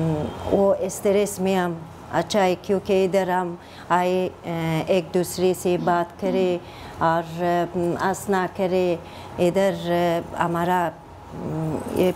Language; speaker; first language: Hindi; non-native, learner; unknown